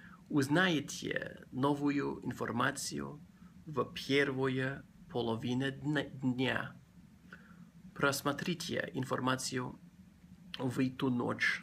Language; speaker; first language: Russian; non-native, learner; English